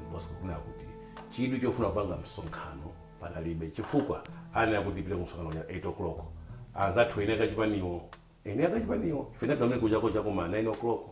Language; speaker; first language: Nyanja; non-native, local second language; Tumbuka